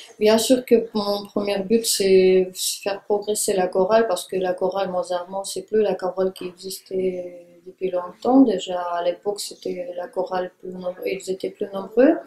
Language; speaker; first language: French; non-native, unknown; Russian